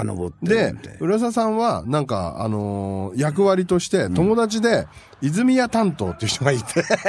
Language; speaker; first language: Japanese; native; Japanese